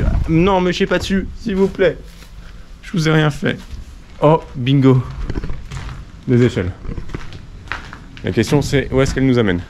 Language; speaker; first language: French; native; French